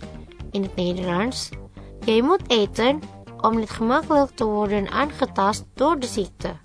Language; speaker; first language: Dutch; non-native, fluent; Indonesian